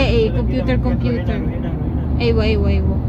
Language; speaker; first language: Arabic; non-native, learner; Filipino